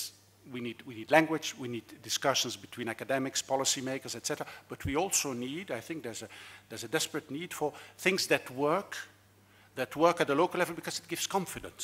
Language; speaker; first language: English; non-native, fluent; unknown